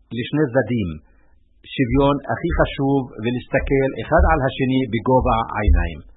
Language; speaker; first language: Arabic; native; Arabic